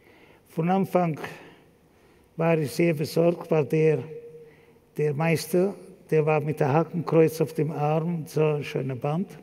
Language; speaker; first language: German; non-native, fluent; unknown